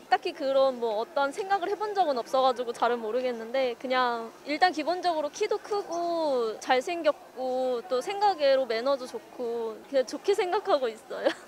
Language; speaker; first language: Korean; native; Korean